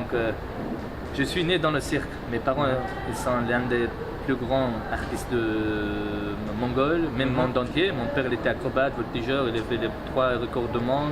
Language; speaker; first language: French; non-native, fluent; Mongolian